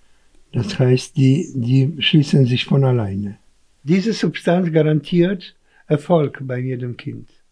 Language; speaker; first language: German; non-native, fluent; Polish